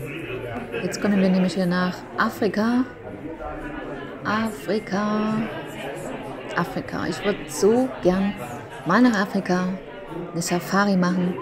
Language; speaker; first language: German; native; German